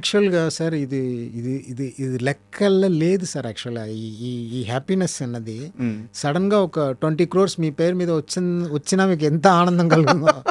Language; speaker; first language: Telugu; non-native, fluent; Tamil